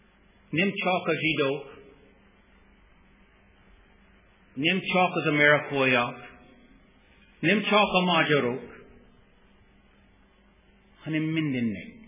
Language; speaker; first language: Hungarian; non-native, fluent; English